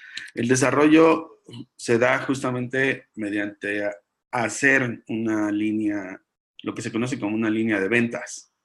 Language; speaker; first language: Spanish; native; Spanish